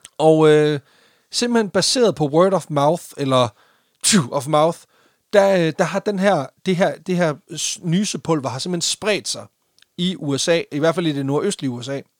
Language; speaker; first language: Danish; native; Danish